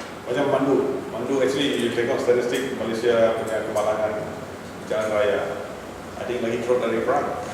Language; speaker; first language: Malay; non-native, local second language; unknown